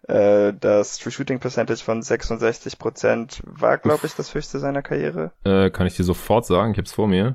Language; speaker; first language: German; native; German